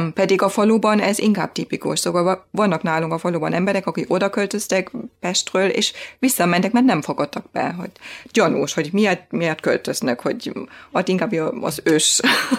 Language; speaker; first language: Hungarian; non-native, fluent; German